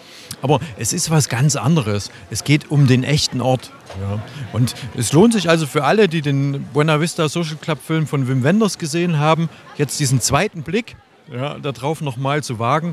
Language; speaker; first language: German; native; German